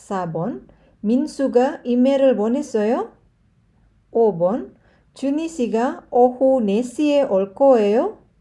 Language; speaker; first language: Korean; non-native, fluent; Indonesian